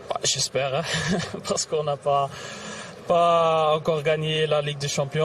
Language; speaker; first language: French; non-native, local second language; Dutch